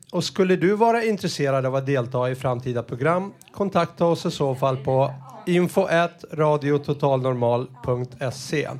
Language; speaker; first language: Swedish; native; Swedish